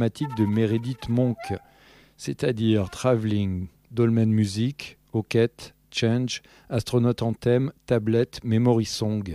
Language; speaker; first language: French; native; French